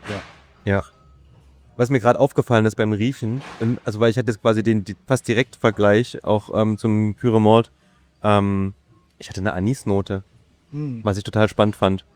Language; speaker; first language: German; native; German